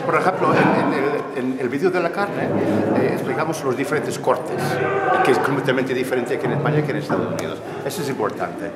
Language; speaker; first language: Spanish; non-native, fluent; English